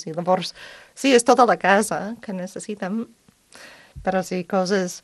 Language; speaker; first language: Catalan; non-native, fluent; English